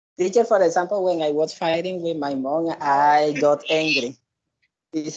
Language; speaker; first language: English; non-native, learner; Spanish